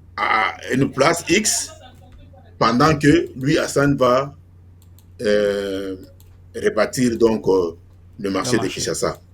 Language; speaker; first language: French; non-native, local second language; Lingala